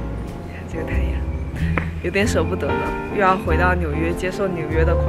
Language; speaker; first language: Chinese; native; Chinese